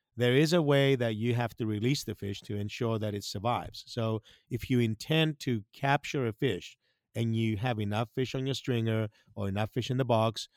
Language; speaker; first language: English; non-native, fluent; Greek